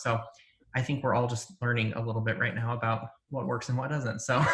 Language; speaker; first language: English; native; English